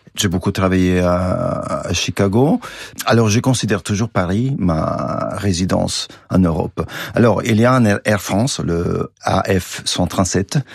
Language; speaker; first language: French; non-native, fluent; Italian